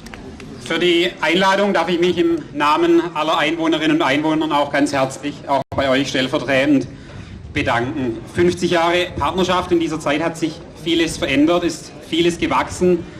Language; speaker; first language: German; native; German